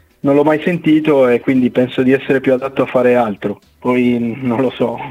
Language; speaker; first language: Italian; native; Italian